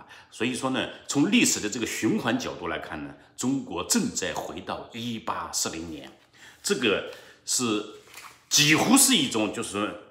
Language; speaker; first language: Chinese; native; Chinese